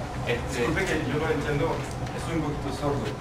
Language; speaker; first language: Spanish; non-native, fluent; French